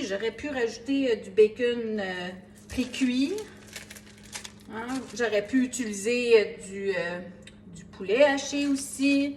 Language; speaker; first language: French; native; French